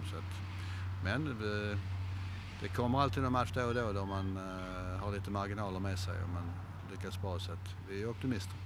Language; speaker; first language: Swedish; native; Swedish